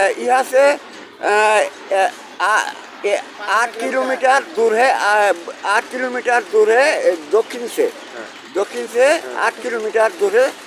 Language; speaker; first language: Hindi; non-native, learner; Bangla